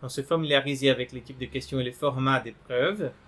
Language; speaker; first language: French; non-native, fluent; Portuguese